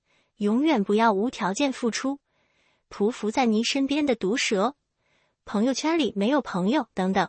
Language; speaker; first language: Chinese; native; Chinese